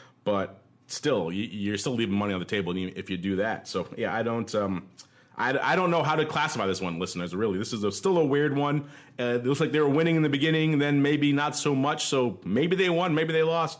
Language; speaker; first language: English; native; English